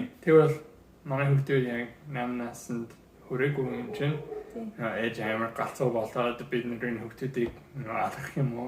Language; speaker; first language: Mongolian; early bilingual, heritage; English